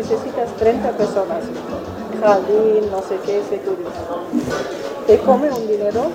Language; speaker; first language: Spanish; non-native, fluent; German